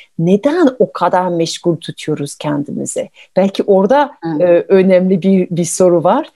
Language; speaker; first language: Turkish; non-native, fluent; French